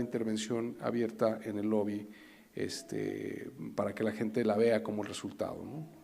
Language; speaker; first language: Spanish; native; Spanish